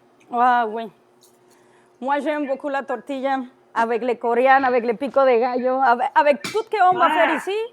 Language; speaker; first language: French; non-native, learner; Spanish